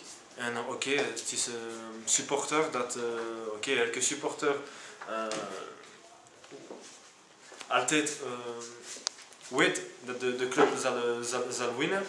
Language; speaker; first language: Dutch; non-native, local second language; French